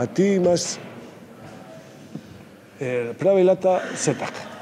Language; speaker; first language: Macedonian; non-native, learner; Spanish